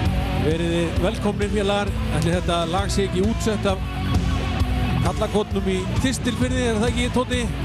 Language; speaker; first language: Icelandic; native; Icelandic